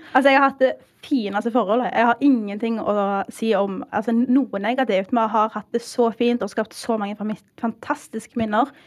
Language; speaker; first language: Norwegian; early bilingual, heritage; Norwegian